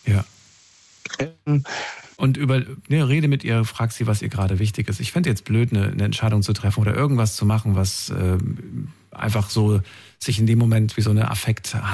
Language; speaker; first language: German; native; German